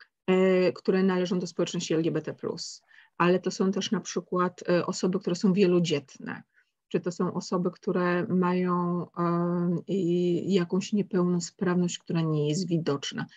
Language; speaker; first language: Polish; native; Polish